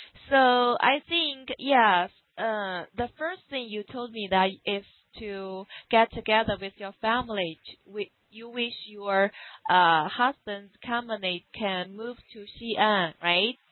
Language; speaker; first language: English; non-native, fluent; Chinese